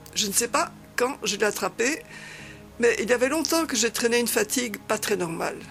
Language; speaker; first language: French; non-native, fluent; Dutch